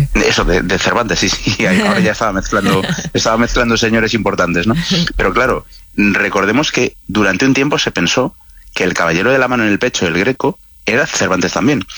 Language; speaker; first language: Spanish; native; Spanish